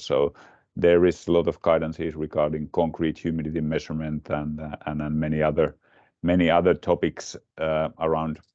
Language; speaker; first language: English; non-native, fluent; Finnish